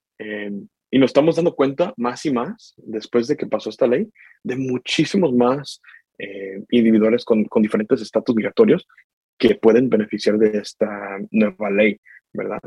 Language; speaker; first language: Spanish; early bilingual, heritage; Spanish